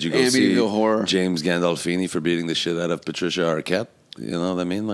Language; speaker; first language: English; native; English